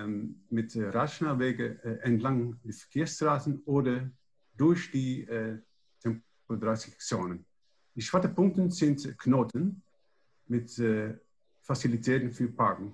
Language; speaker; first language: German; non-native, learner; Dutch